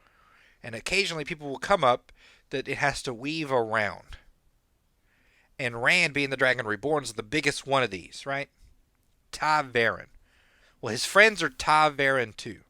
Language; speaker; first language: English; native; English